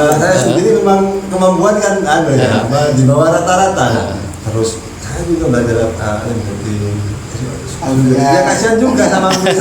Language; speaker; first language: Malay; non-native, local second language; Javanese